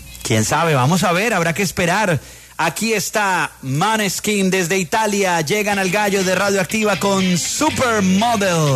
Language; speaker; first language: Spanish; native; Spanish